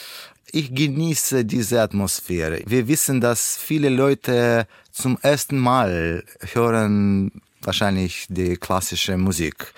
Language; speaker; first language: German; non-native, learner; Russian